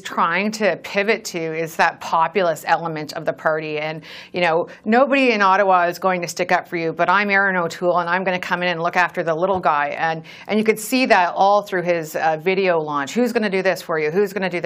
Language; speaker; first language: English; native; English